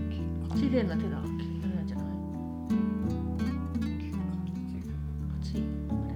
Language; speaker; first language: Japanese; native; Japanese